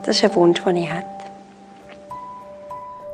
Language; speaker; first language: German; native; German